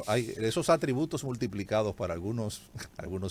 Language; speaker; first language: Spanish; native; Spanish